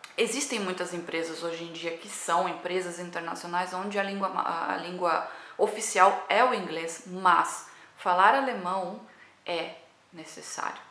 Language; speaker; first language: Portuguese; native; Portuguese